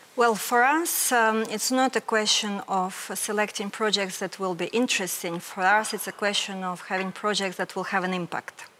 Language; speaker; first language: English; non-native, fluent; Ukrainian